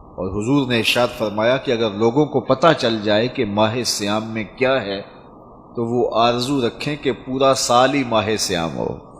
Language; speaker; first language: Urdu; non-native, local second language; Punjabi